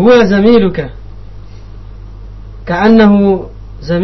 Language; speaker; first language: Arabic; non-native, learner; Indonesian